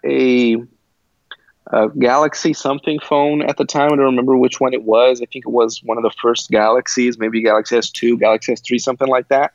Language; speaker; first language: English; early bilingual, other home language; Portuguese